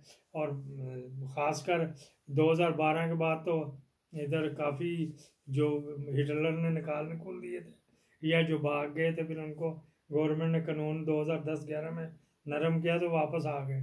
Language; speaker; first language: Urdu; non-native, local second language; Punjabi